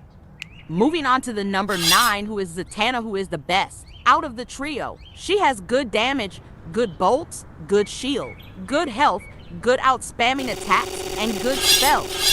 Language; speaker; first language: English; native; English